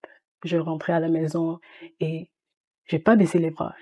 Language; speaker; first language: French; early bilingual, heritage; French